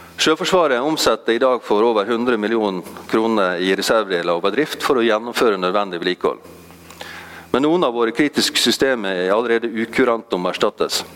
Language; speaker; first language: Norwegian; native; Norwegian